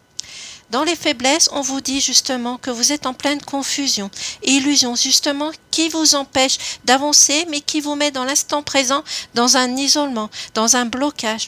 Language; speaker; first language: French; native; French